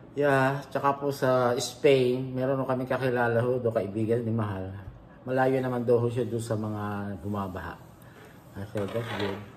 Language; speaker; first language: Filipino; native; Filipino